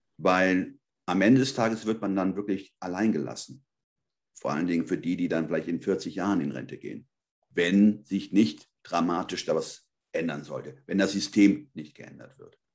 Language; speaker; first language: German; early bilingual, other home language; Spanish